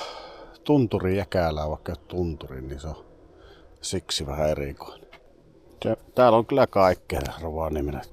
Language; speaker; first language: Finnish; native; Finnish